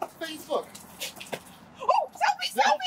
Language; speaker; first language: English; native; English